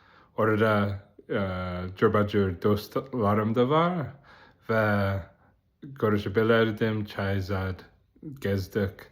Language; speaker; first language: Turkish; non-native, learner; Azerbaijani